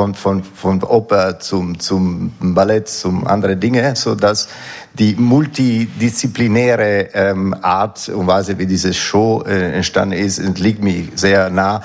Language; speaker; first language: German; non-native, fluent; Italian